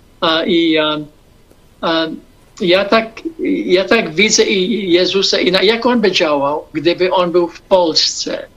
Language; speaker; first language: Polish; early bilingual, heritage; English